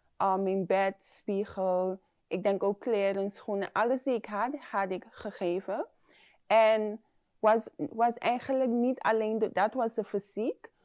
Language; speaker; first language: Dutch; non-native, fluent; English